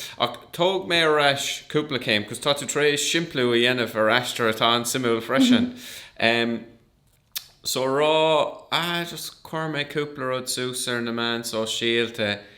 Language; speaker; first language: Irish; non-native, local second language; English